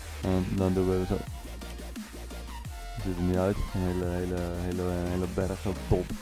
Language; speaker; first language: Dutch; native; Dutch